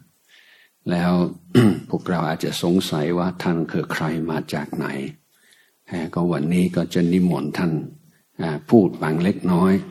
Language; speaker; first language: Thai; native; Thai